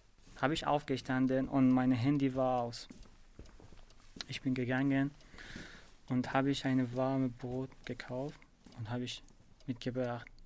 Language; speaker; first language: German; non-native, learner; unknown